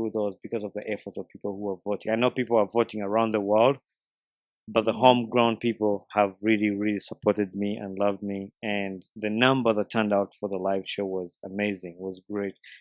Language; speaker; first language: English; non-native, local second language; Ganda